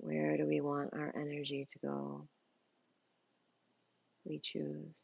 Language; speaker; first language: English; native; English